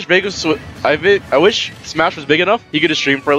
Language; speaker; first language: English; native; English